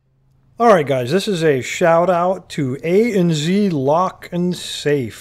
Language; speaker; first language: English; native; English